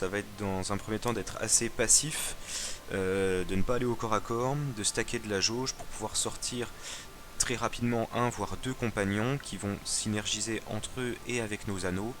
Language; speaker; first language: French; native; French